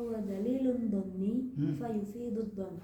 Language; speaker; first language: Arabic; non-native, learner; Indonesian